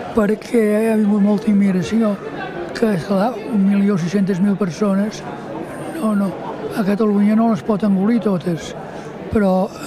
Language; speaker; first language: Catalan; native; Catalan